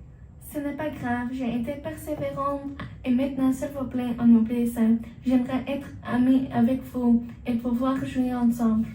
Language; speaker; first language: French; non-native, learner; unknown